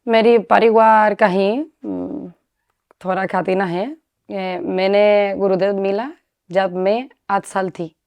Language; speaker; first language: Hindi; non-native, learner; Spanish